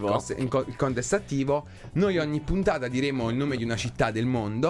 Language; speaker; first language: Italian; native; Italian